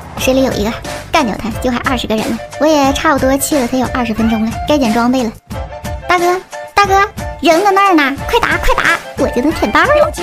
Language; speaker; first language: Chinese; native; Chinese